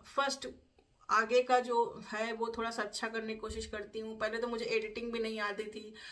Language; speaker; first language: Hindi; native; Hindi